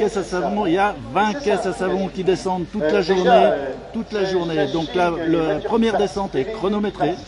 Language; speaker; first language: French; native; French